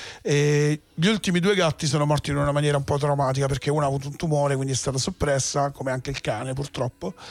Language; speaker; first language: Italian; native; Italian